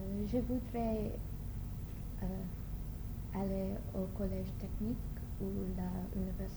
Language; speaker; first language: French; non-native, learner; English